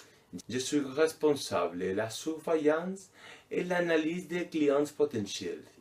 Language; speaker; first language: French; non-native, learner; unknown